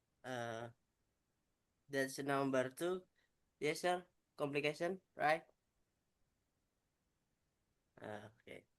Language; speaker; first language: English; non-native, learner; Indonesian